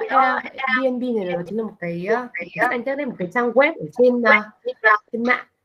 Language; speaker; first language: Vietnamese; native; Vietnamese